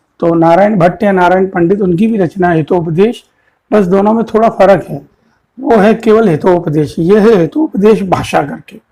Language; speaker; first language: Hindi; native; Hindi